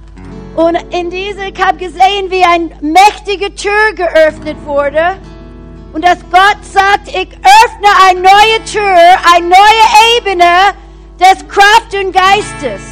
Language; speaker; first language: German; non-native, fluent; English